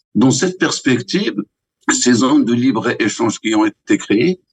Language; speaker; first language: French; non-native, local second language; Arabic